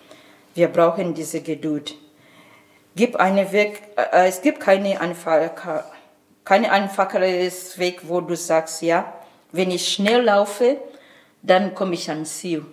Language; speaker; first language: German; non-native, learner; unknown